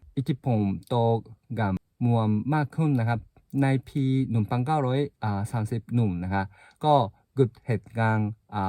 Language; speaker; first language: Thai; non-native, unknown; Japanese